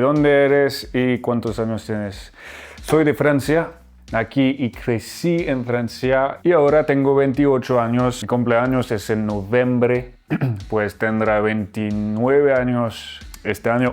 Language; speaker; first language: Spanish; non-native, learner; French